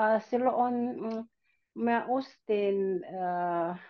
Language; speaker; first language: Finnish; non-native, learner; Filipino